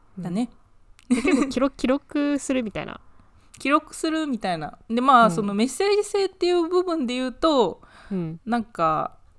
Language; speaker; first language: Japanese; native; Japanese